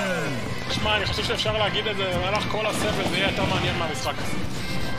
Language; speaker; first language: Hebrew; native; Hebrew